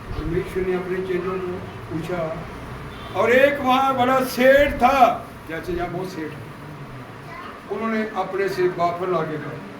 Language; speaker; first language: Hindi; non-native, local second language; Punjabi